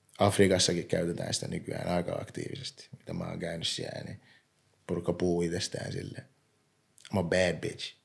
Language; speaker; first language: Finnish; early bilingual, other home language; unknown